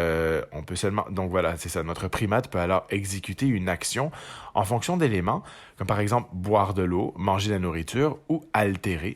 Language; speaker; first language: French; native; French